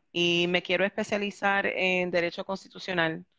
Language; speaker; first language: Spanish; early bilingual, heritage; Spanish